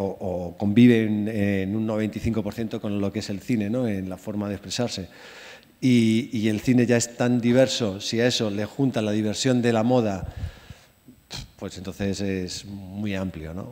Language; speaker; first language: Spanish; native; Spanish